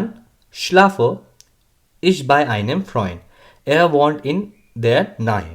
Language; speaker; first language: German; non-native, learner; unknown